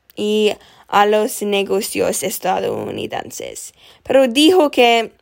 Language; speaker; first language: Spanish; non-native, learner; English